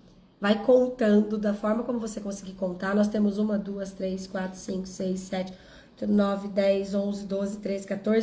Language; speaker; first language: Portuguese; native; Portuguese